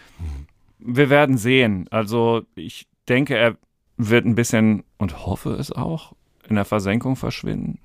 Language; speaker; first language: German; native; German